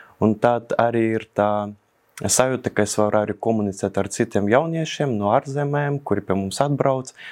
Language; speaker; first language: Latvian; non-native, local second language; Russian